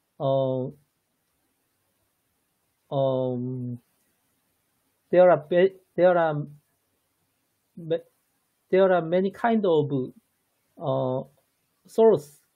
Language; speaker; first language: English; non-native, learner; Korean